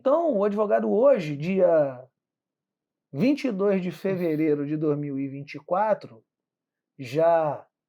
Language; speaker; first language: Portuguese; native; Portuguese